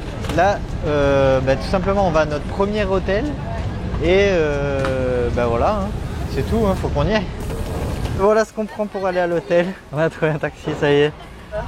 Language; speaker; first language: French; native; French